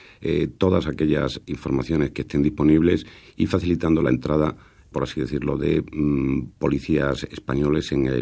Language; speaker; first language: Spanish; native; Spanish